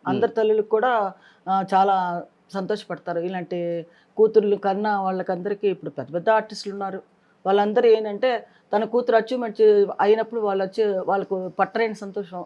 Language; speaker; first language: Telugu; native; Telugu